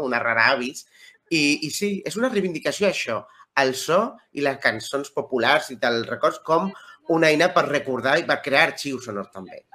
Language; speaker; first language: Catalan; non-native, local second language; Spanish